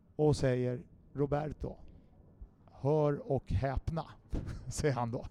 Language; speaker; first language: Swedish; early bilingual, other home language; Finnish